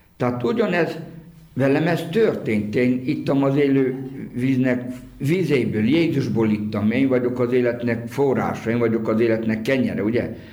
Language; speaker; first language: Hungarian; native; Hungarian